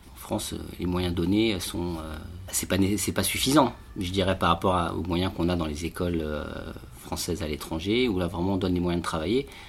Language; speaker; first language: French; native; French